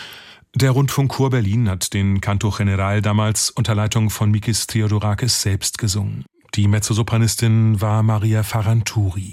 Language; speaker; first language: German; native; German